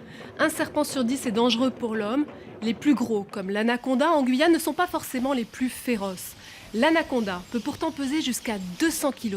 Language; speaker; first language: French; native; French